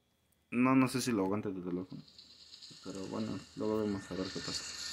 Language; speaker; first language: Spanish; native; Spanish